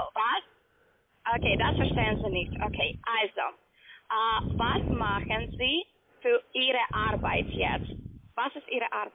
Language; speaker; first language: German; non-native, learner; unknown